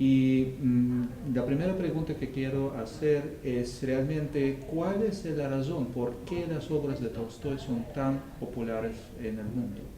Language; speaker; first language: Spanish; non-native, fluent; Russian